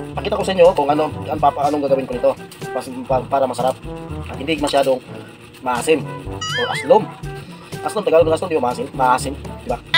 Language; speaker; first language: Filipino; non-native, local second language; Cebuano